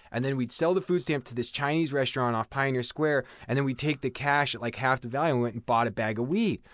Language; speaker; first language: English; native; English